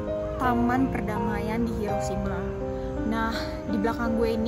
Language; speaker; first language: Indonesian; native; Indonesian